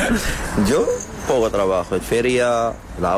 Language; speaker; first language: Spanish; non-native, learner; Arabic